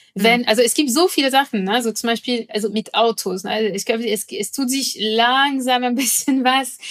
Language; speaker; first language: German; non-native, fluent; French